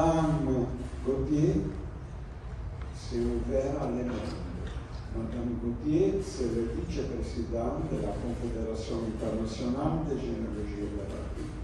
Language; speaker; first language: French; non-native, learner; Italian